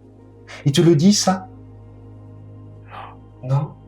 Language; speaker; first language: French; native; French